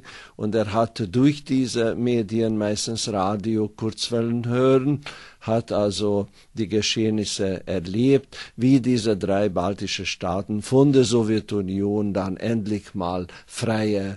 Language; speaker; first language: German; non-native, fluent; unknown